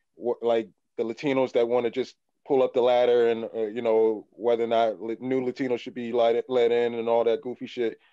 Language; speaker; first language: English; native; English